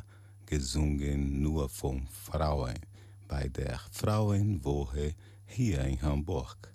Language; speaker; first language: German; non-native, learner; Portuguese